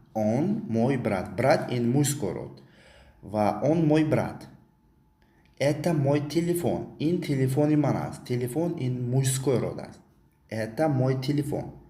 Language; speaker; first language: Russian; non-native, fluent; Tajik